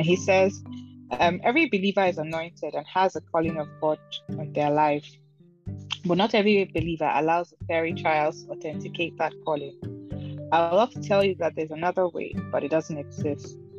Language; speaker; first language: English; non-native, local second language; Igbo